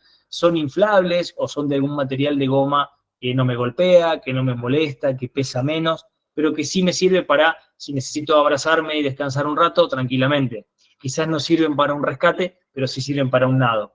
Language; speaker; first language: Spanish; native; Spanish